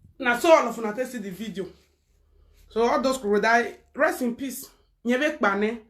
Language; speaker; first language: Nigerian Pidgin; non-native, local second language; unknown